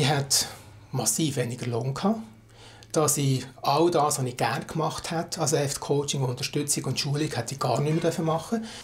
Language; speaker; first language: German; native; German